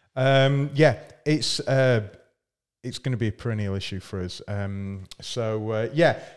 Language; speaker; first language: English; native; English